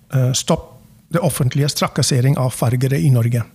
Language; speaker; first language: Norwegian; non-native, fluent; English